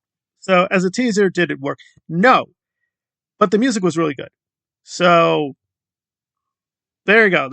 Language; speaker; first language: English; native; English